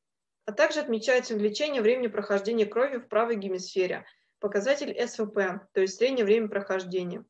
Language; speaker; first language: Russian; native; Russian